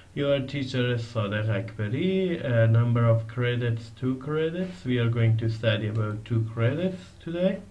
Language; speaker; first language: English; non-native, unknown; Persian